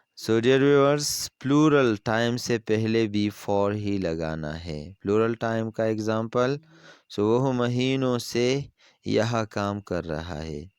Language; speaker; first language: Urdu; non-native, local second language; Pashto